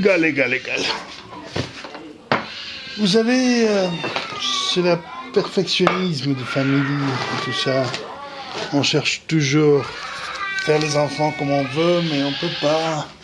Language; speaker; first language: French; non-native, fluent; Spanish